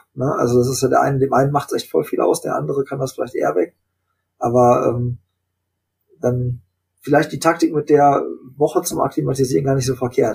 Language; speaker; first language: German; native; German